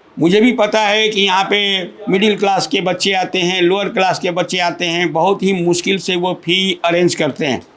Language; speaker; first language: Hindi; native; Hindi